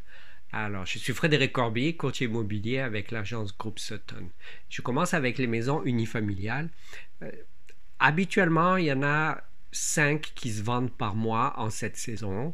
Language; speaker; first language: French; native; French